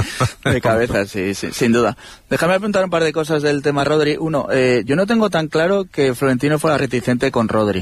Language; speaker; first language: Spanish; native; Spanish